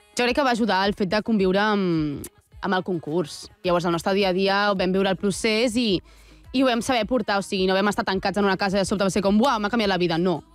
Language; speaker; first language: Catalan; non-native, local second language; Spanish